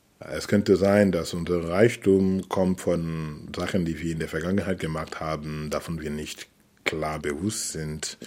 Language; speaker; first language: German; non-native, fluent; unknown